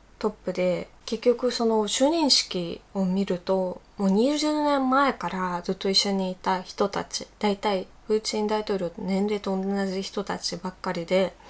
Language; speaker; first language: Japanese; non-native, fluent; Russian